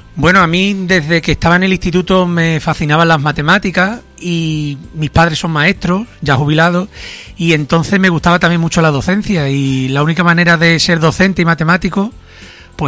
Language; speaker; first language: Spanish; native; Spanish